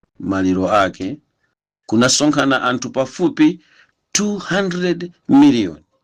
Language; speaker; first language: Nyanja; native; Nyanja